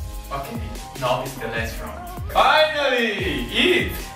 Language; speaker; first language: English; non-native, learner; Portuguese